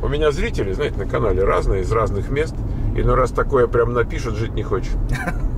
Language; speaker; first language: Russian; native; Russian